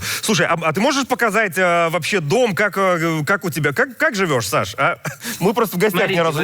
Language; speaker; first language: Russian; native; Russian